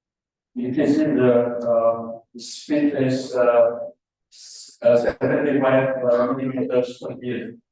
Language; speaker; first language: English; non-native, learner; Indonesian